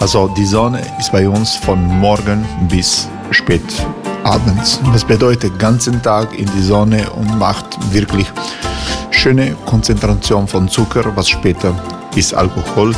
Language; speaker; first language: German; non-native, fluent; Croatian